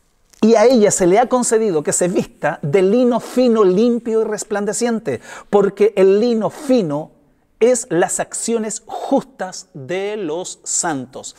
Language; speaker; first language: Spanish; native; Spanish